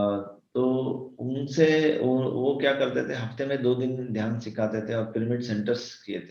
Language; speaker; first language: Hindi; non-native, local second language; Kannada